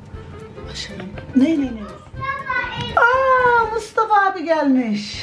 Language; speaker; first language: Turkish; early bilingual, other home language; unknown